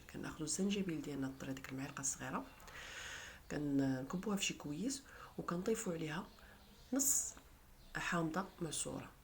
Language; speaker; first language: Arabic; native; Arabic